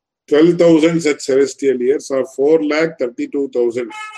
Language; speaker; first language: English; non-native, local second language; Tamil